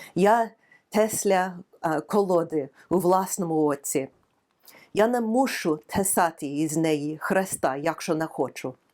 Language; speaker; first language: Ukrainian; non-native, fluent; English